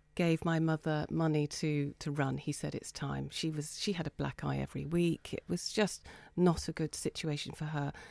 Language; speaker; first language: English; native; English